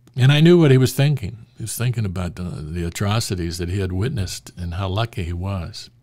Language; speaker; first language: English; native; English